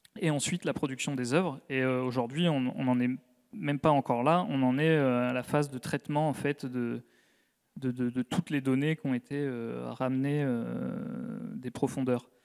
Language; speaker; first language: French; native; French